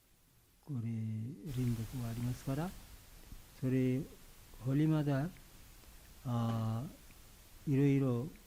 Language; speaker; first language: Japanese; non-native, learner; Bangla